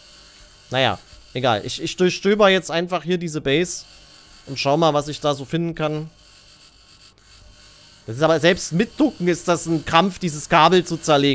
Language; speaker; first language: German; native; German